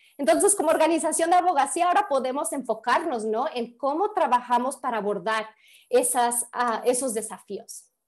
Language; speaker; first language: Spanish; early bilingual, heritage; Spanish